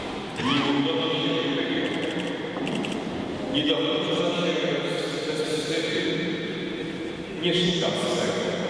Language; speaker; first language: Polish; native; Polish